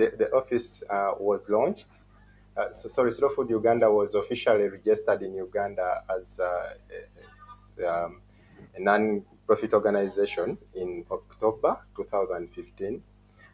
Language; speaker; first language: English; non-native, local second language; Ganda